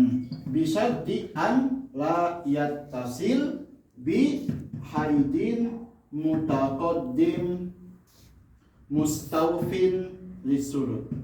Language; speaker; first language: Arabic; non-native, fluent; Indonesian